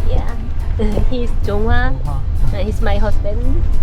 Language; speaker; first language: English; non-native, learner; Korean